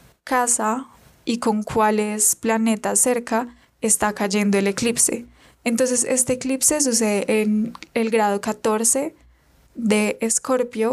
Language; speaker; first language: Spanish; native; Spanish